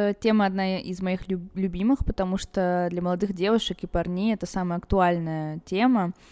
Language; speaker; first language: Russian; early bilingual, other home language; Armenian